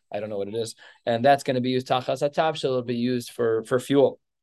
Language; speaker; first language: English; native; English